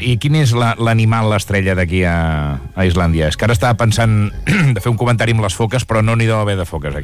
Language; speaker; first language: Catalan; native; Catalan